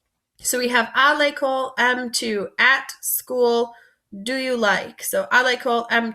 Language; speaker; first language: French; non-native, fluent; English